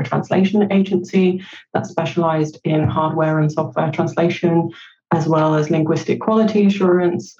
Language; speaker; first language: English; non-native, fluent; Danish